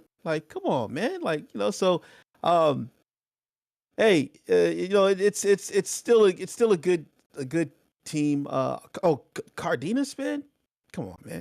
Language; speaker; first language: English; native; English